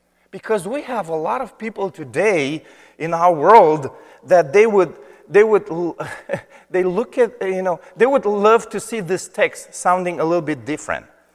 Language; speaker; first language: English; non-native, fluent; Romanian